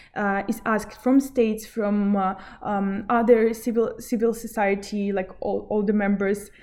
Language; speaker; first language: English; non-native, fluent; Belarusian